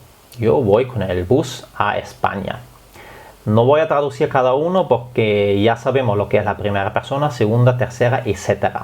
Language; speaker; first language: Spanish; non-native, fluent; German